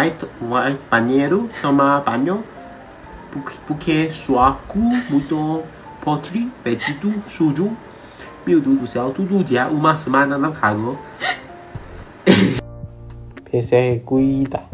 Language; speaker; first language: Portuguese; non-native, learner; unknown